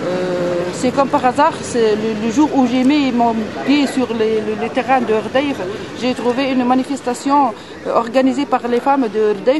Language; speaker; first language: French; non-native, local second language; Arabic